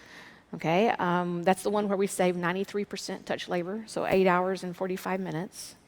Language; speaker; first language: English; native; English